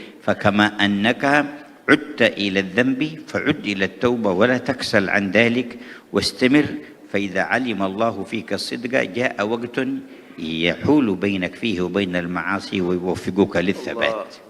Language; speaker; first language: Arabic; native; Arabic